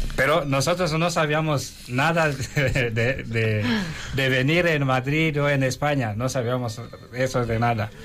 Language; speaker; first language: Spanish; non-native, fluent; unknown